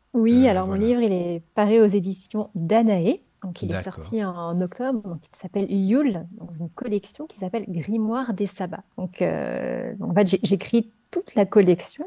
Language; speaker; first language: French; native; French